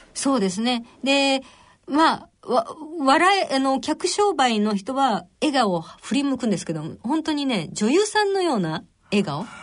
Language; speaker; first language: Japanese; native; Japanese